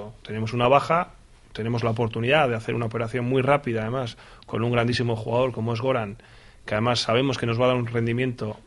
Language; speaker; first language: Spanish; native; Spanish